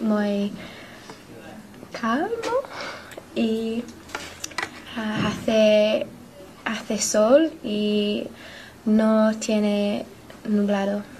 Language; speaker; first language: Spanish; non-native, learner; English